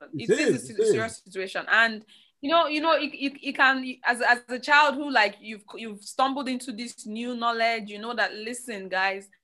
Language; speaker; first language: English; non-native, local second language; Igbo